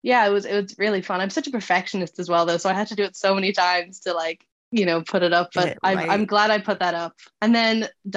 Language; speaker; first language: English; native; English